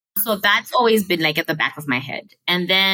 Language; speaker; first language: English; non-native, local second language; Shona